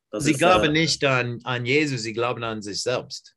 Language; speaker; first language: German; non-native, learner; English